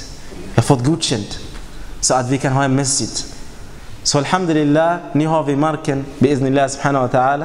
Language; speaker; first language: Swedish; non-native, fluent; Arabic